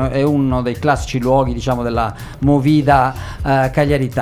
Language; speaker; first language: Italian; native; Italian